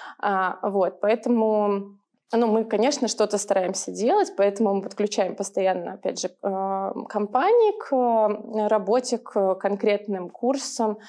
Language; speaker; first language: Russian; native; Russian